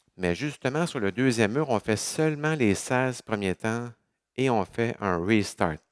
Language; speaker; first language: French; native; French